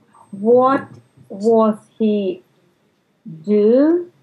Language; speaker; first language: English; non-native, learner; Russian